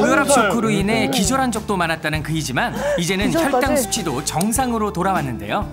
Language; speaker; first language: Korean; native; Korean